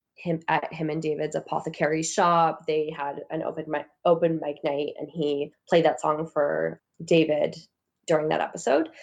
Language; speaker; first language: English; native; English